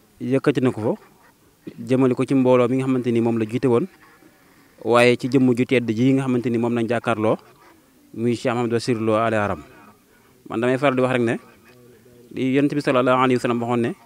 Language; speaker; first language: Wolof; native; Wolof